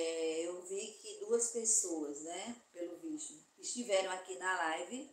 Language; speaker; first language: Portuguese; native; Portuguese